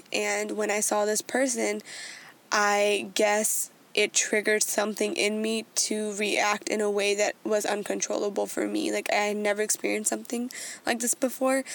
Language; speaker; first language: English; native; English